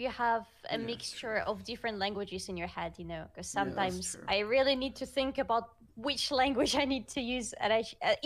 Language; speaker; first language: English; non-native, fluent; Russian